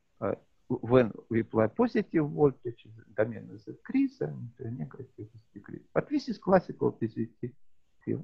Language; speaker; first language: English; non-native, learner; Russian